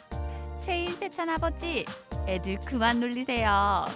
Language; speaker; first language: Korean; native; Korean